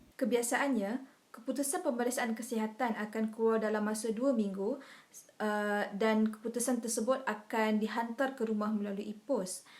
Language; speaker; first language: Malay; native; Malay